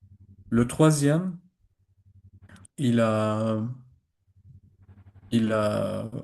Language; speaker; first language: French; non-native, learner; Arabic